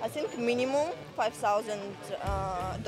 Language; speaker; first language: English; non-native, learner; Russian